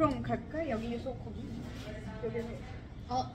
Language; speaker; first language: Korean; non-native, learner; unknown